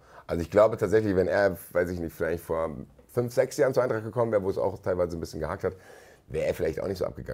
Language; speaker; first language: German; native; German